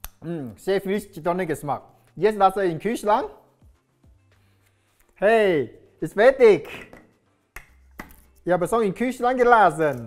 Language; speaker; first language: German; non-native, learner; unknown